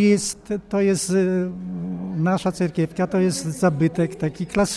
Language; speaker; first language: Polish; non-native, local second language; Ukrainian